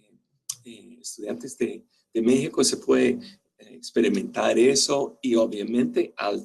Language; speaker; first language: Spanish; non-native, fluent; English